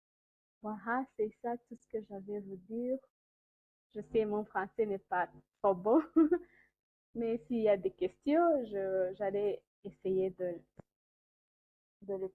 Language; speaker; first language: French; non-native, local second language; Kinyarwanda